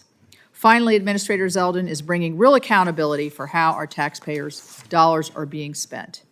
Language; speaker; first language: English; native; English